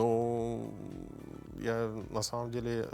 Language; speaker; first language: Russian; native; Russian